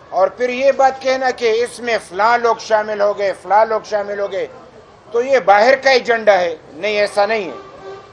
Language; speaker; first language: Urdu; non-native, local second language; Pashto